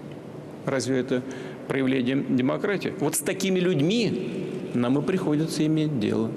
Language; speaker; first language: Russian; native; Russian